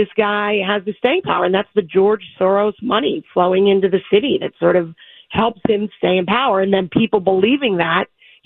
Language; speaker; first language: English; native; English